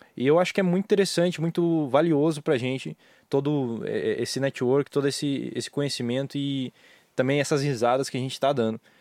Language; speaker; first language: Portuguese; native; Portuguese